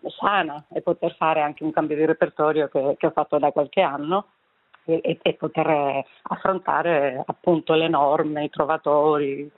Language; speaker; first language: Italian; non-native, fluent; Spanish